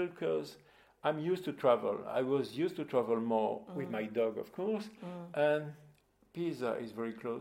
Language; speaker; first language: English; non-native, fluent; French